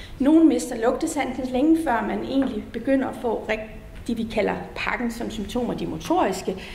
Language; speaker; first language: Danish; native; Danish